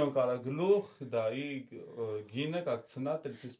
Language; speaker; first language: Russian; non-native, learner; Armenian